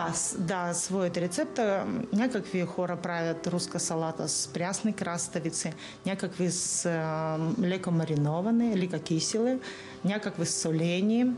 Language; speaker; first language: Bulgarian; non-native, learner; Russian